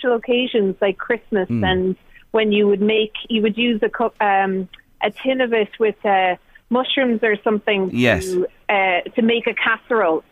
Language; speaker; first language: English; native; English